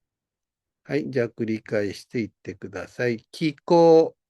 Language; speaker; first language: Japanese; non-native, fluent; Indonesian